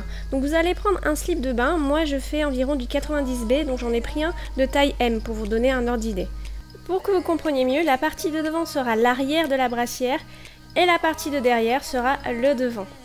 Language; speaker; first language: French; native; French